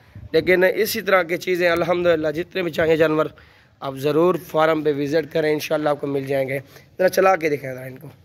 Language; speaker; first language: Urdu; non-native, local second language; Saraiki